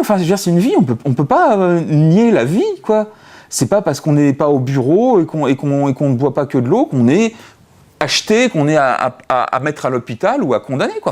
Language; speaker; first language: French; native; French